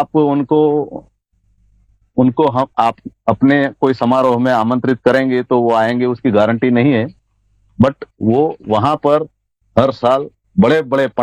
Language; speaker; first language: Hindi; non-native, local second language; Gujarati